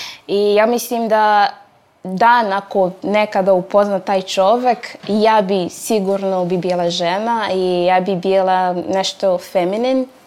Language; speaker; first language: Croatian; non-native, fluent; French